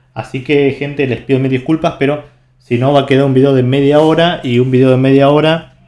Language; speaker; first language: Spanish; native; Spanish